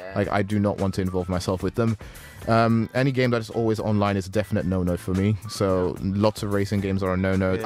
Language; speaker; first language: English; native; English